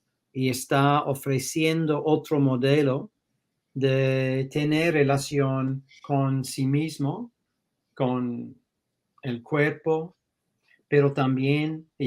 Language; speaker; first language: Spanish; non-native, fluent; English